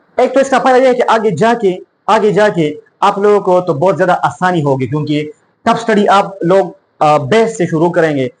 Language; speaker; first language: Urdu; non-native, local second language; Pashto